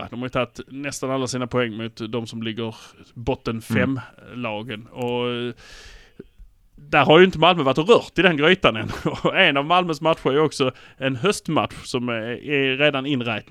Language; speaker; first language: Swedish; native; Swedish